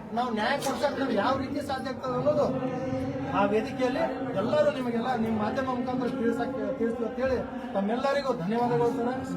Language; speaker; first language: Kannada; non-native, local second language; Lambadi